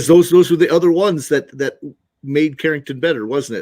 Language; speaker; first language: English; native; English